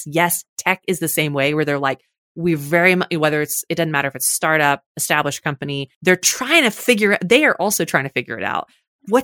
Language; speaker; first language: English; native; English